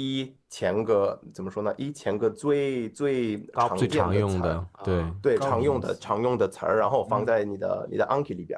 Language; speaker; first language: Chinese; non-native, fluent; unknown